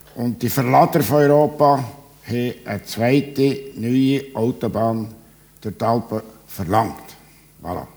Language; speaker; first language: German; native; German